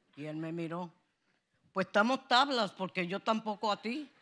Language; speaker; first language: Spanish; native; Spanish